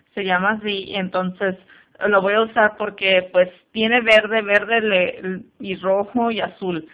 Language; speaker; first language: Spanish; early bilingual, heritage; Spanish